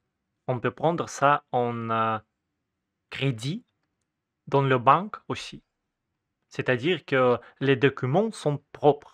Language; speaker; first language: French; non-native, fluent; Russian